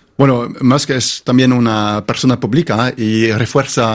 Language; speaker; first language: Spanish; non-native, fluent; German